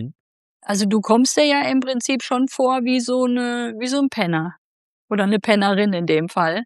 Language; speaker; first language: German; native; German